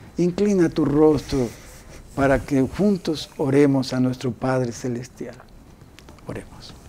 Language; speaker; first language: Spanish; native; Spanish